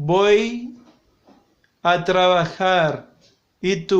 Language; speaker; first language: Spanish; non-native, learner; Haitian Creole